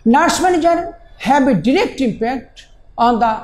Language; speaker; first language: English; non-native, local second language; Bangla